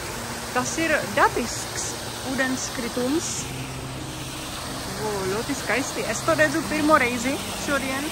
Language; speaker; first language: Latvian; non-native, learner; Czech